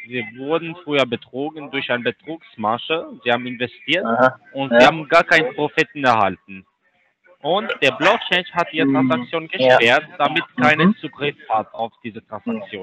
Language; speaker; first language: German; non-native, learner; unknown